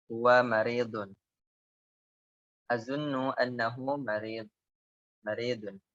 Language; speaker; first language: Arabic; non-native, fluent; Indonesian